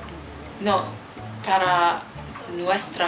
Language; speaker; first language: Spanish; non-native, learner; English